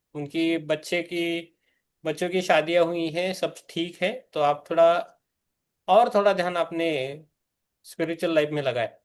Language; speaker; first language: Hindi; native; Hindi